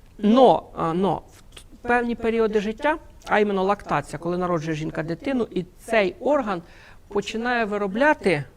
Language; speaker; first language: Ukrainian; non-native, local second language; Russian